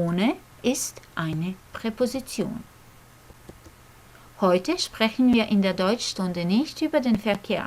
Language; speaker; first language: German; non-native, fluent; Croatian